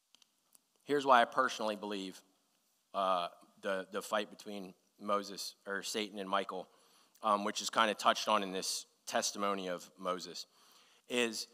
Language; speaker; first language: English; native; English